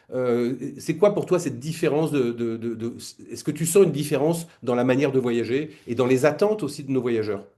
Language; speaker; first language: French; native; French